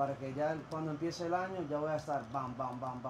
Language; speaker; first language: Spanish; early bilingual, heritage; Spanish